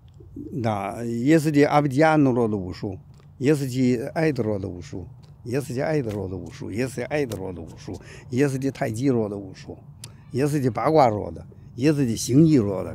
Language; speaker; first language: Russian; non-native, learner; Chinese